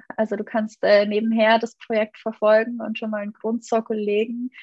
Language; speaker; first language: German; native; German